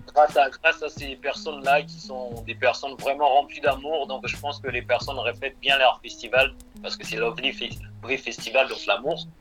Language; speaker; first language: French; non-native, local second language; Lingala